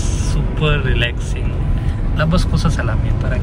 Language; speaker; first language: Filipino; non-native, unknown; Hindi